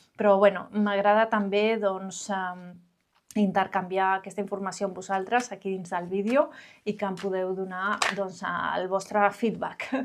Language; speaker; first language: Catalan; non-native, local second language; Spanish